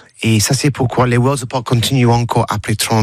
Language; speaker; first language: French; non-native, learner; English